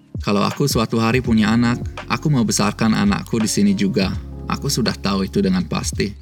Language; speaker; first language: Indonesian; early bilingual, other home language; Swiss German